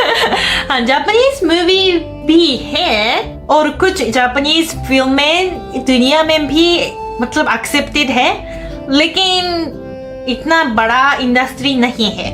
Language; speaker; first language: Hindi; non-native, fluent; Japanese